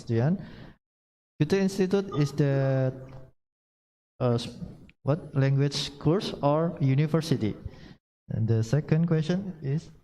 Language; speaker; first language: English; non-native, learner; Indonesian